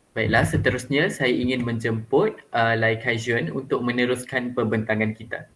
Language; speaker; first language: Malay; native; Malay